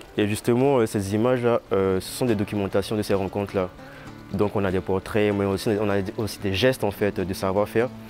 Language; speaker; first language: French; native; French